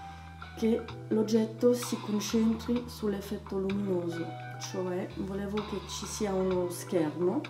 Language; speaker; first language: Italian; non-native, fluent; French